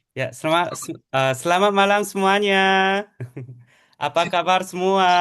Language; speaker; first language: Indonesian; non-native, fluent; Korean